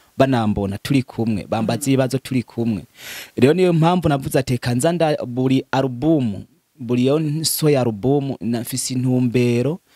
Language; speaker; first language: Rundi; native; Rundi